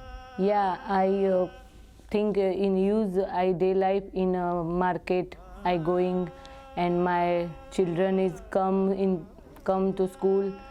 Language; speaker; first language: English; non-native, learner; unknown